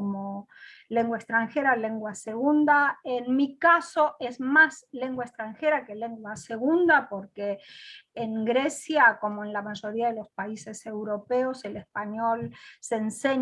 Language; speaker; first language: Spanish; non-native, fluent; Greek